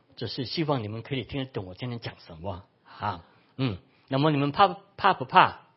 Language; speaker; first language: Chinese; non-native, local second language; Cantonese